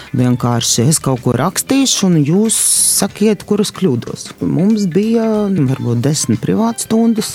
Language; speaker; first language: Latvian; non-native, local second language; Russian